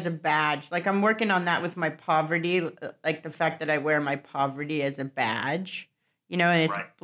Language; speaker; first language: English; native; English